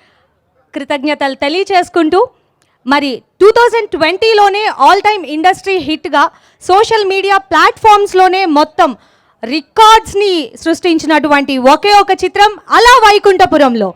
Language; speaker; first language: Telugu; native; Telugu